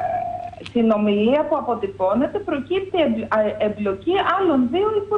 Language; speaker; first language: Greek; native; Greek